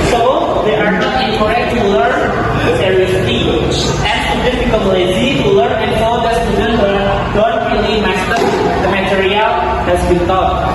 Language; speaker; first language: English; non-native, learner; Indonesian